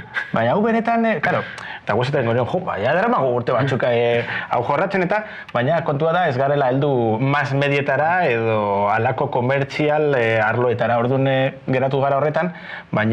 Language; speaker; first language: Basque; non-native, local second language; Spanish